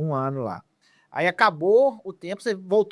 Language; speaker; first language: Portuguese; native; Portuguese